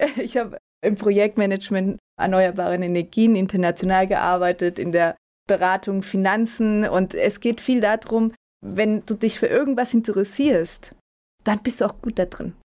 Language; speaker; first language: German; early bilingual, other home language; Spanish